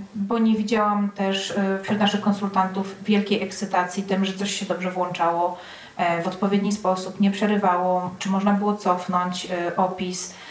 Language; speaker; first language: Polish; native; Polish